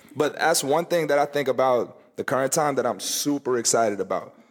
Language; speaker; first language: English; native; English